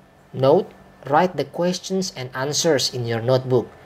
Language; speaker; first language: English; non-native, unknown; Indonesian